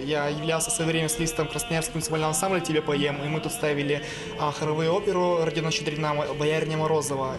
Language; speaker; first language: Russian; non-native, local second language; Azerbaijani